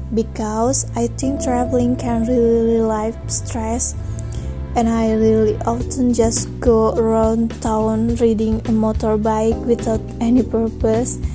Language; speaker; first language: English; non-native, learner; Indonesian